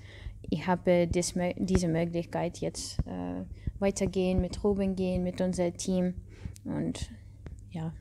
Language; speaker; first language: German; non-native, learner; Russian